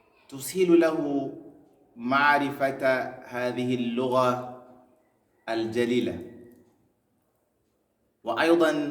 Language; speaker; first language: Arabic; non-native, fluent; Hausa